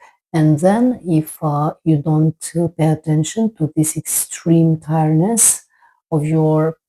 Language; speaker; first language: English; non-native, fluent; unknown